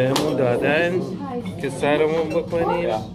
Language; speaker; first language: German; non-native, learner; Persian